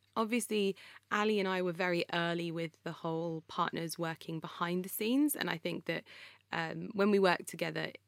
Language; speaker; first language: English; native; English